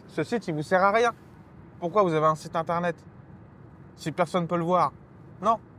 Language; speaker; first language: French; native; French